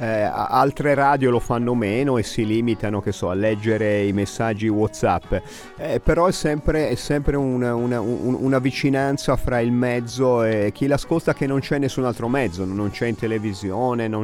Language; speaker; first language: Italian; native; Italian